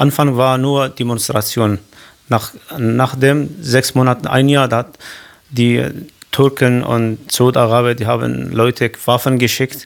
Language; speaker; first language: German; non-native, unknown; Kurdish